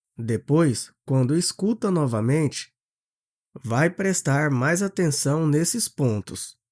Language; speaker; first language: Portuguese; native; Portuguese